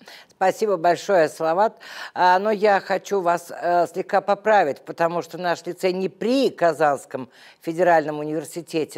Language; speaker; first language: Russian; native; Russian